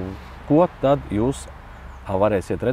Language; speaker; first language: Latvian; native; Latvian